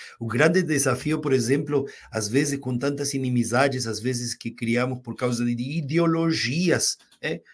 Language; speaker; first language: Portuguese; non-native, fluent; Spanish